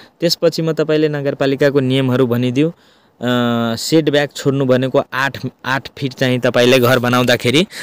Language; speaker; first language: Nepali; native; Nepali